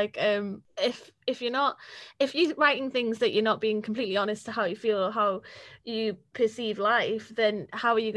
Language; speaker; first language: English; native; English